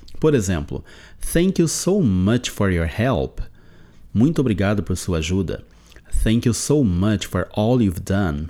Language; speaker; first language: English; non-native, fluent; Portuguese